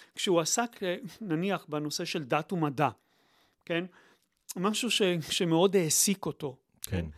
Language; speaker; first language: Hebrew; native; Hebrew